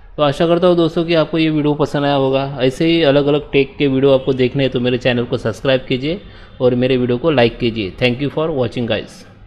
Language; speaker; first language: Hindi; native; Hindi